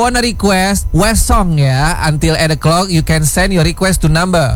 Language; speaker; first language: English; non-native, learner; Indonesian